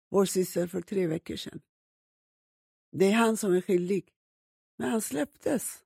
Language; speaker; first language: Swedish; non-native, fluent; Persian